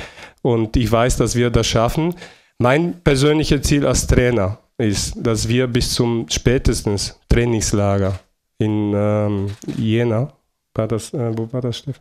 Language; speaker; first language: German; non-native, fluent; Bulgarian